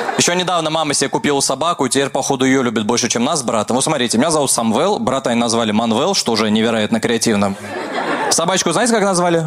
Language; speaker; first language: Russian; early bilingual, other home language; Armenian